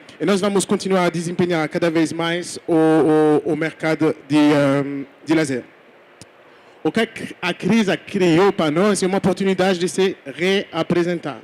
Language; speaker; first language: Portuguese; non-native, fluent; French